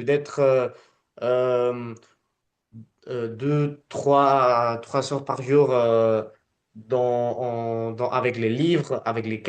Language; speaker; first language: French; non-native, fluent; Spanish